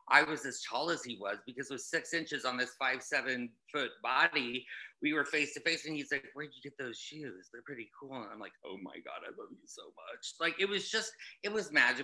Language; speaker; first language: English; native; English